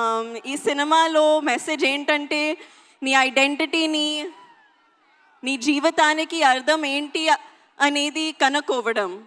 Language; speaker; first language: Telugu; non-native, local second language; Hindi